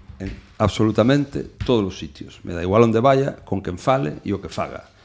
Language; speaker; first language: Galician; non-native, local second language; Spanish